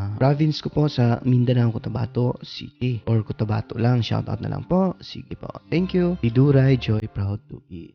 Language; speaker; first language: Filipino; non-native, local second language; Cebuano